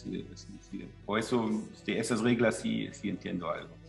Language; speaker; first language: Spanish; non-native, fluent; German